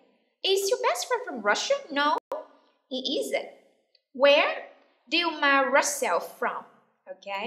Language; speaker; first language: English; non-native, fluent; Vietnamese